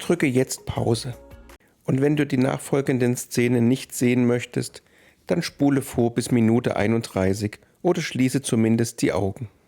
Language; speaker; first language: German; native; German